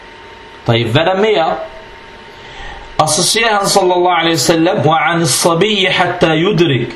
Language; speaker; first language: Danish; non-native, fluent; Arabic